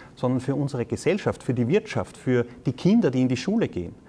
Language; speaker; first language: German; native; German